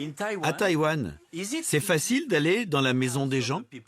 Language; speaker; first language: French; native; French